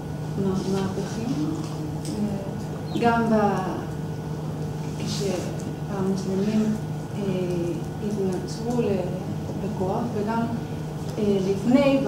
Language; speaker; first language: Hebrew; non-native, fluent; Spanish